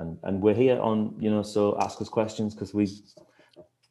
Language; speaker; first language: English; native; English